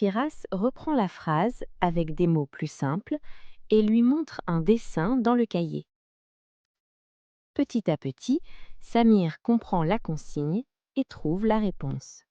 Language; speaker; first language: French; non-native, local second language; Arabic